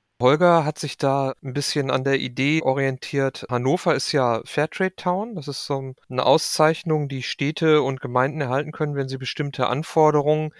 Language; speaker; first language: German; native; German